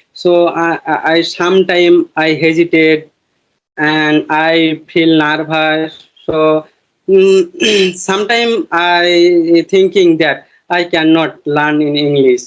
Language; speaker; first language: English; non-native, learner; Bangla